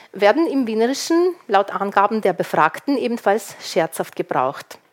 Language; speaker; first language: German; early bilingual, other home language; Ukrainian